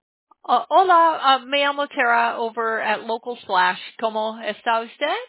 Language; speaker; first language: Spanish; non-native, learner; English